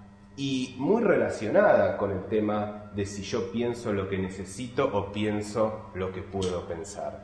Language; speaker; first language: Spanish; native; Spanish